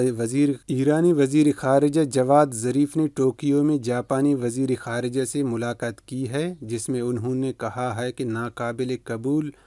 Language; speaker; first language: Urdu; non-native, local second language; Baluchi